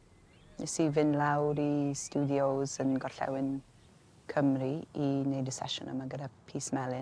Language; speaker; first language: Welsh; native; Welsh